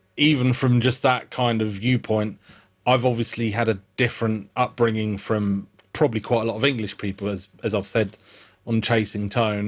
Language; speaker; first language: English; native; English